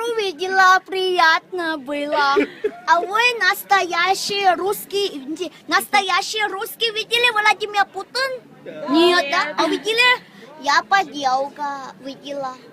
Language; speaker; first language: Russian; non-native, local second language; Kyrgyz